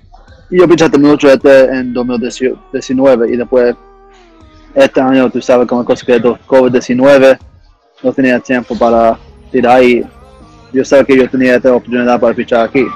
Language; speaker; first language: Spanish; early bilingual, heritage; English